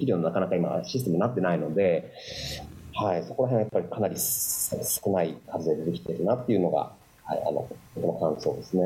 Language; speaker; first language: Japanese; native; Japanese